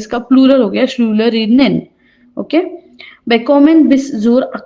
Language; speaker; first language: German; non-native, fluent; Hindi